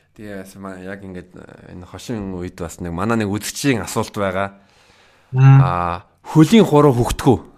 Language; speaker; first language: Mongolian; early bilingual, heritage; Mongolian